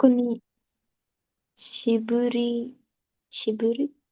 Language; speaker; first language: Japanese; non-native, learner; Indonesian